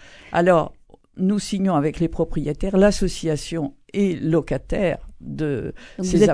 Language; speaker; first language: French; native; French